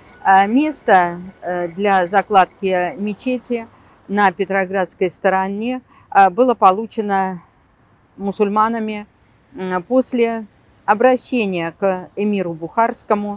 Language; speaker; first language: Russian; native; Russian